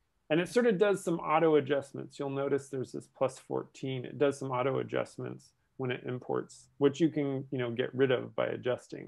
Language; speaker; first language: English; native; English